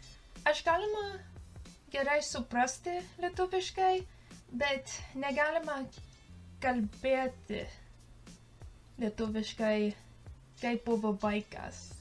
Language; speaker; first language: Lithuanian; early bilingual, heritage; English